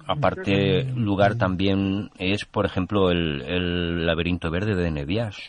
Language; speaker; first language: Spanish; non-native, local second language; Catalan